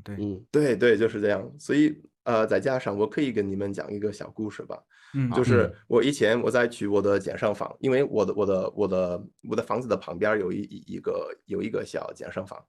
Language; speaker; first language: Chinese; non-native, fluent; English